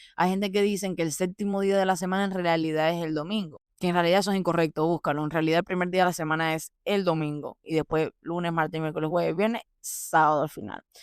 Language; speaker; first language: Spanish; early bilingual, heritage; Spanish